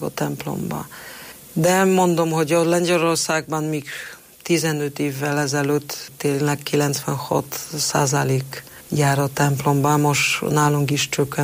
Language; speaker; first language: Hungarian; non-native, fluent; Polish